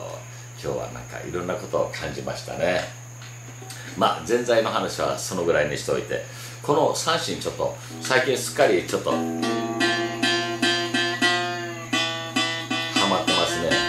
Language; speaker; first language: Japanese; native; Japanese